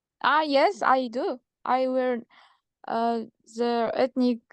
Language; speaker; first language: English; non-native, learner; Kazakh